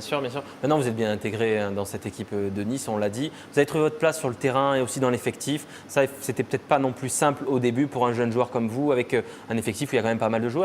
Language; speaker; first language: French; native; French